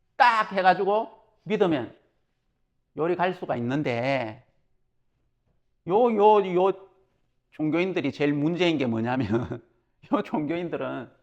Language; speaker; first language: Korean; native; Korean